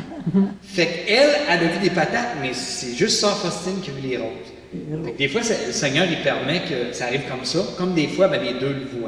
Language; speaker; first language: French; native; French